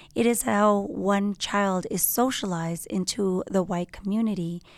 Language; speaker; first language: English; native; English